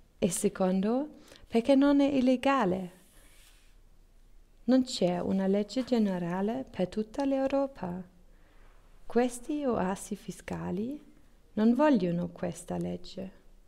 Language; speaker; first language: Italian; non-native, learner; German